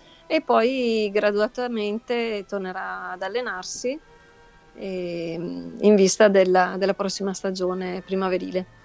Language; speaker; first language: Italian; native; Italian